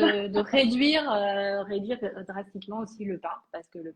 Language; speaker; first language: French; native; French